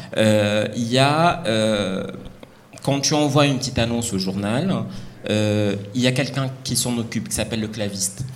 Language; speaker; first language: French; non-native, local second language; Arabic